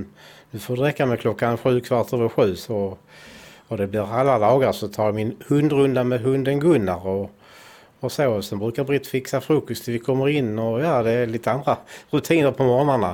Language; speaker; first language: Swedish; native; Swedish